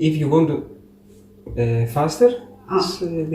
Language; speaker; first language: English; non-native, learner; Greek